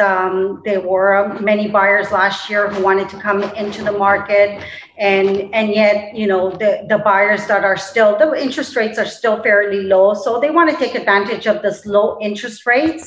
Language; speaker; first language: English; native; English